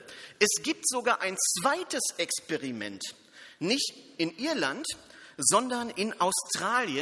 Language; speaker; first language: German; native; German